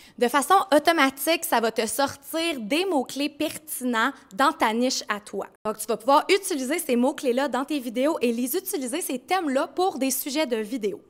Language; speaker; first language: French; native; French